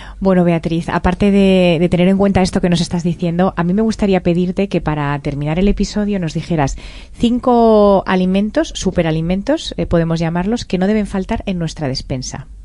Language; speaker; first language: Spanish; native; Spanish